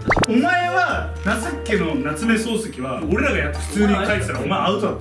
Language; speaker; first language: Japanese; native; Japanese